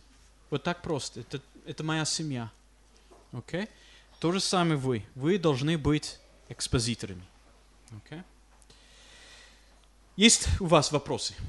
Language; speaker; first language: Russian; non-native, fluent; English